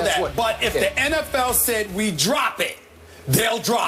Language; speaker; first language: English; native; English